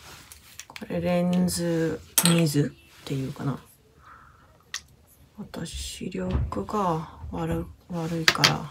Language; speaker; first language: Japanese; non-native, learner; Korean